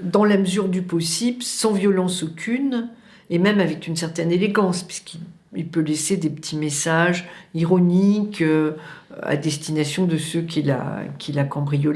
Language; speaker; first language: French; native; French